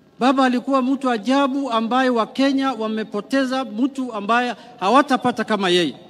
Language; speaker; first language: Swahili; non-native, local second language; Somali